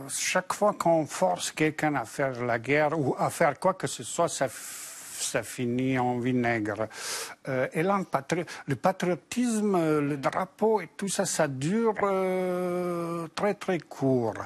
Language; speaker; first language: French; non-native, fluent; Bosnian